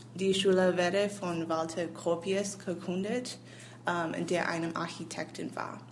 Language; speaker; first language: German; non-native, learner; English